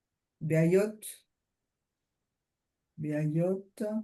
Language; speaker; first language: Hebrew; non-native, learner; French